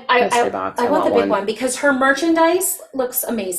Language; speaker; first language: English; native; English